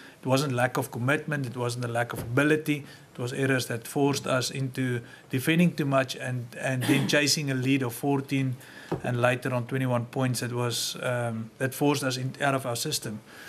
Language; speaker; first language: English; native; English